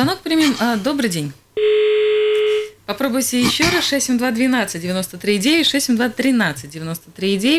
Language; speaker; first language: Russian; native; Russian